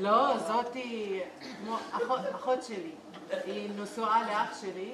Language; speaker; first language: Hebrew; non-native, local second language; Arabic